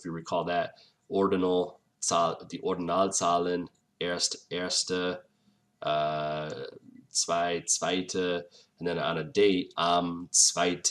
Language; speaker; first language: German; non-native, fluent; English